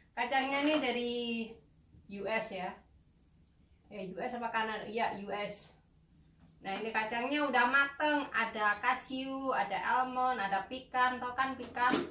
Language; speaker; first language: Indonesian; native; Indonesian